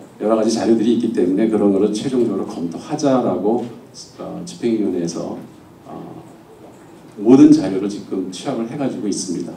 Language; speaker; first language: Korean; native; Korean